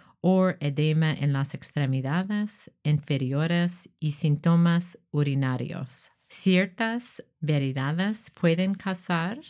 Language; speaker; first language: Spanish; non-native, learner; English